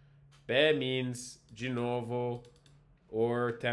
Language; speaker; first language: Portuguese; non-native, fluent; English